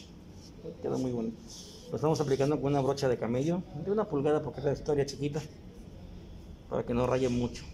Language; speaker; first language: Spanish; native; Spanish